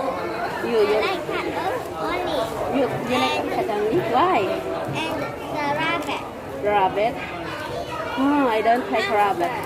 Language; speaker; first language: English; non-native, learner; Filipino